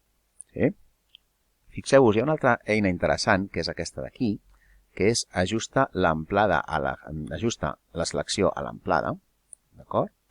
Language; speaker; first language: Catalan; native; Catalan